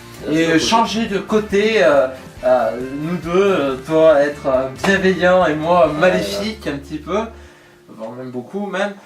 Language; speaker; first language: French; native; French